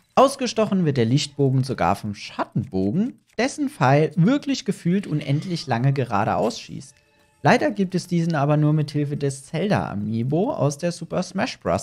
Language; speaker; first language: German; native; German